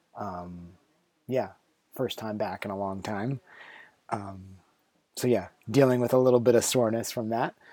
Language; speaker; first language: English; native; English